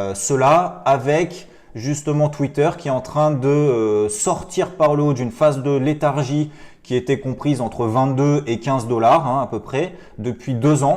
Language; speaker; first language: French; native; French